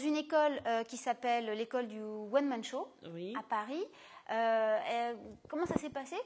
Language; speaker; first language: French; native; French